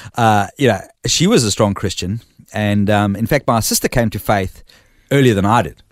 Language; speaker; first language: English; native; English